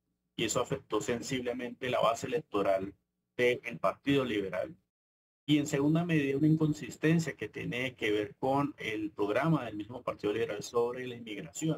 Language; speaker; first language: Spanish; native; Spanish